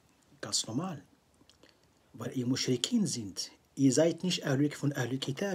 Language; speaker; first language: German; non-native, fluent; Arabic